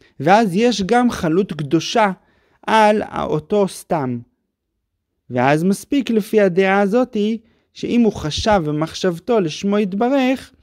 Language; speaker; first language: Hebrew; native; Hebrew